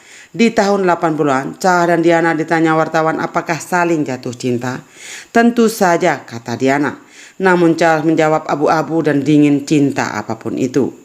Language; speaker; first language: Indonesian; native; Indonesian